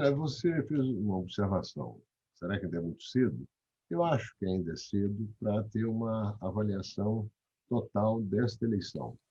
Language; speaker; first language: Portuguese; native; Portuguese